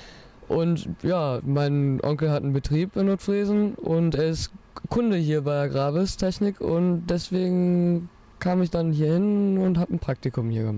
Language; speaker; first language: German; early bilingual, heritage; German